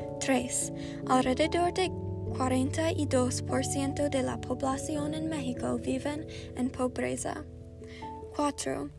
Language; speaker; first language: Spanish; non-native, learner; English